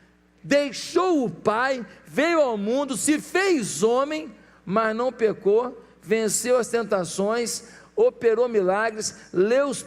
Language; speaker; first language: Portuguese; native; Portuguese